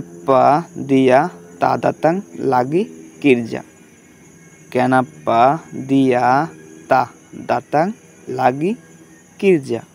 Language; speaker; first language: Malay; non-native, learner; Bangla